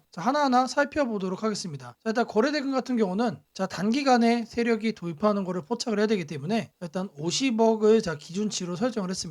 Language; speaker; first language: Korean; native; Korean